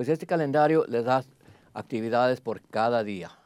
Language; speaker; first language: Spanish; early bilingual, heritage; Spanish